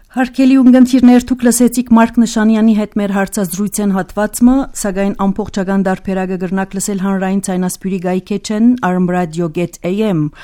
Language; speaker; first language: Armenian; early bilingual, heritage; Armenian